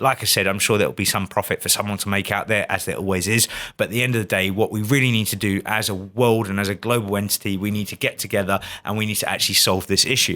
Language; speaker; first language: English; native; English